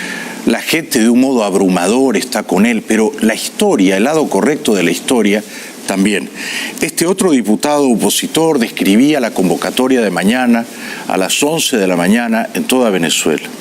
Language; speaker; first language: Spanish; native; Spanish